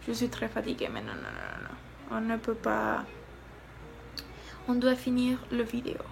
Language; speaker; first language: French; non-native, learner; Spanish